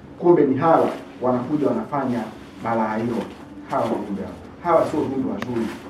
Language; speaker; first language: Swahili; native; Swahili